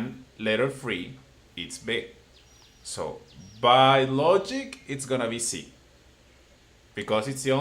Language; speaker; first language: English; non-native, fluent; Spanish